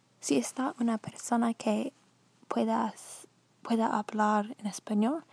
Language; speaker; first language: Spanish; non-native, learner; English